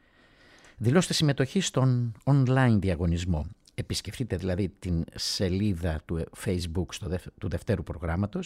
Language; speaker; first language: Greek; native; Greek